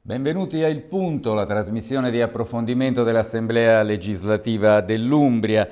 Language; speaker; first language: Italian; native; Italian